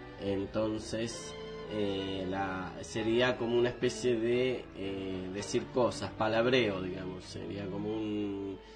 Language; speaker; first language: Spanish; native; Spanish